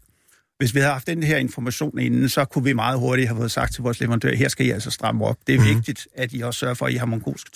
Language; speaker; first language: Danish; native; Danish